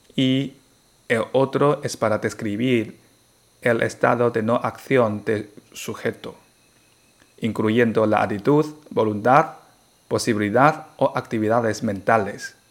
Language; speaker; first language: Spanish; non-native, fluent; Chinese